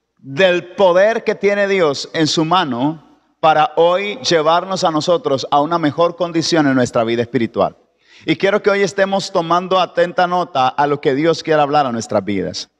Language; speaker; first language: Spanish; native; Spanish